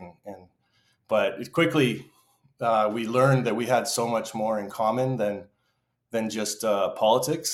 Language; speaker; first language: English; native; English